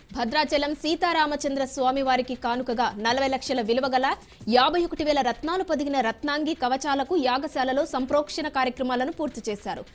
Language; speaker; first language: Telugu; native; Telugu